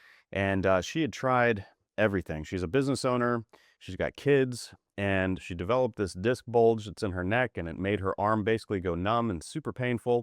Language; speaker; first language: English; native; English